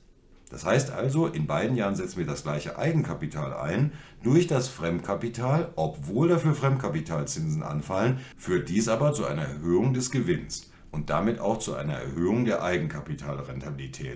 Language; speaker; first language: German; native; German